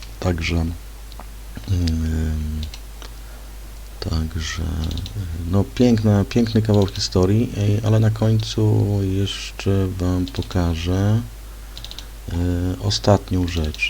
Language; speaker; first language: Polish; native; Polish